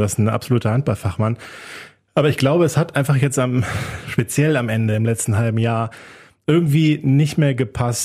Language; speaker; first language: German; native; German